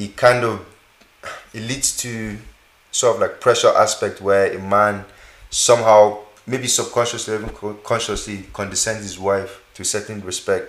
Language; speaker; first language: English; non-native, local second language; Hausa